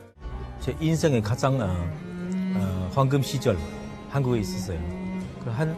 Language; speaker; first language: Korean; non-native, fluent; Chinese